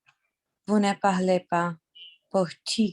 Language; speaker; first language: French; non-native, learner; Portuguese